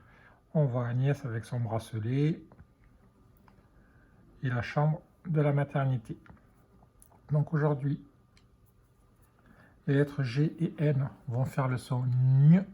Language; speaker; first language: French; native; French